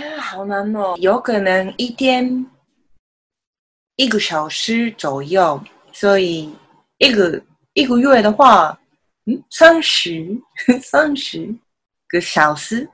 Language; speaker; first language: Chinese; non-native, learner; Japanese